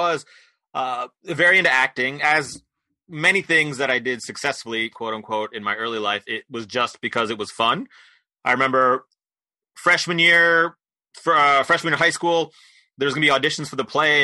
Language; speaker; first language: English; native; English